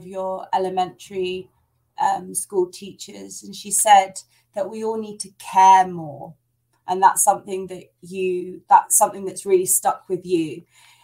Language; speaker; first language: English; native; English